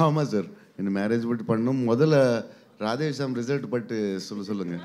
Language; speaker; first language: Tamil; non-native, learner; Telugu